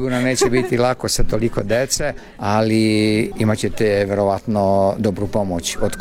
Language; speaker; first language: Serbian; native; Serbian